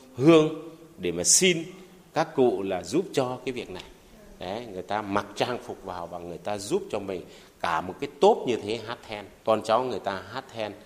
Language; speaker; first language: Vietnamese; non-native, local second language; Tày